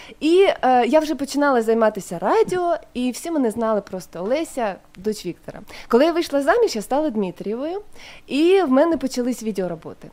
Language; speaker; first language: Ukrainian; non-native, local second language; Russian